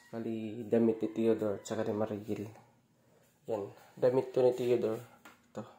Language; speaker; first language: Filipino; non-native, local second language; Waray